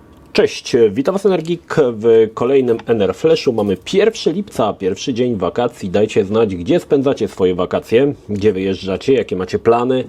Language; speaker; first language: Polish; native; Polish